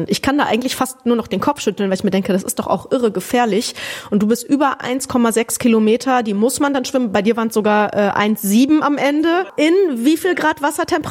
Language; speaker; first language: German; native; German